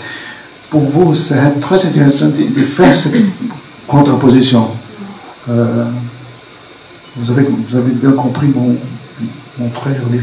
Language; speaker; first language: French; non-native, fluent; Portuguese